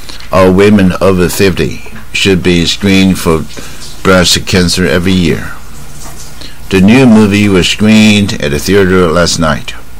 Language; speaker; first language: English; non-native, fluent; Chinese